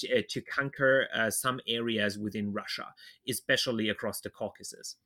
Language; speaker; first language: English; non-native, fluent; German